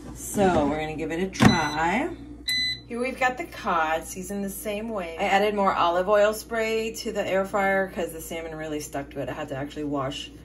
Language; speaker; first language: English; native; English